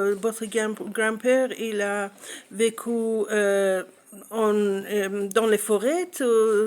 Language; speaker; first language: French; non-native, learner; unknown